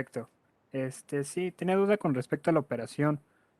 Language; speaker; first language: Spanish; native; Spanish